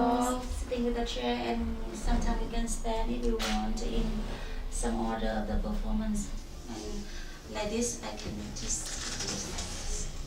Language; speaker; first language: English; non-native, learner; Vietnamese